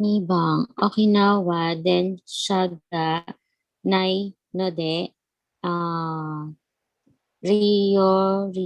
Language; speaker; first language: Japanese; non-native, learner; Filipino